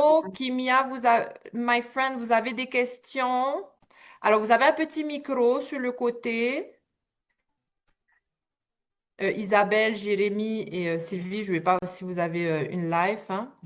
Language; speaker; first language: French; native; French